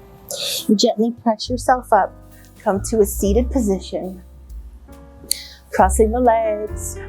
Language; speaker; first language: English; native; English